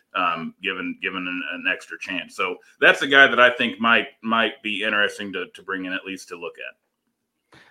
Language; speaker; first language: English; native; English